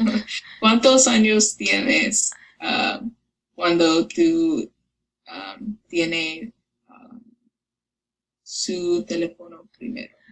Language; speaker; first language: Spanish; non-native, learner; English